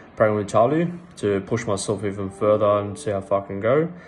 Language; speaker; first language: English; native; English